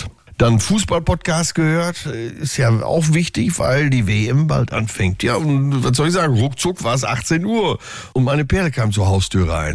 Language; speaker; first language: German; native; German